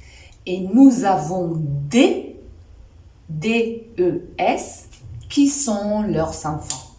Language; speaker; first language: French; non-native, fluent; Spanish